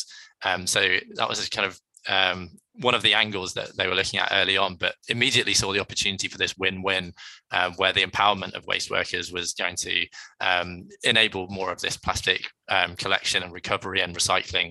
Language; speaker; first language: English; native; English